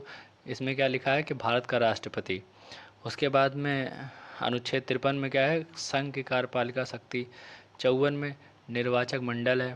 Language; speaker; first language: Hindi; native; Hindi